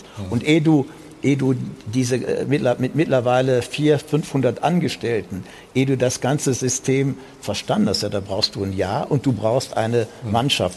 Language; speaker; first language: German; native; German